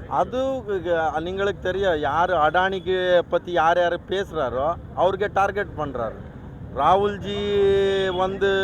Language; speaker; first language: Tamil; non-native, local second language; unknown